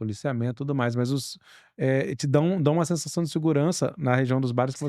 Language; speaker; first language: Portuguese; native; Portuguese